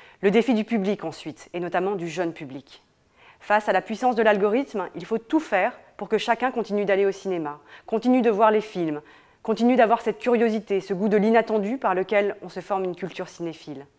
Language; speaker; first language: French; native; French